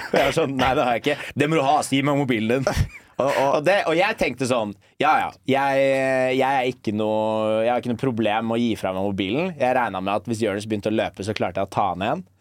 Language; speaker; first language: Norwegian; early bilingual, other home language; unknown